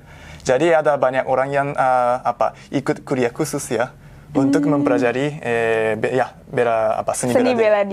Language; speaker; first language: Indonesian; non-native, fluent; Japanese